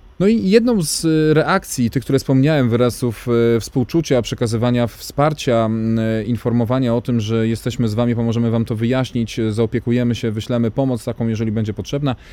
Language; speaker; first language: Polish; native; Polish